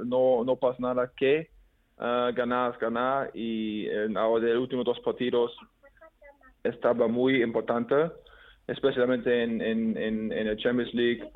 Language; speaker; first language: Spanish; non-native, learner; German